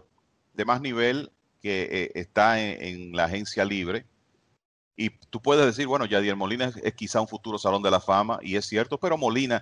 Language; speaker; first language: Spanish; native; Spanish